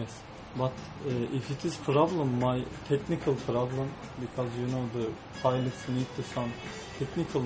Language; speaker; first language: English; non-native, learner; Turkish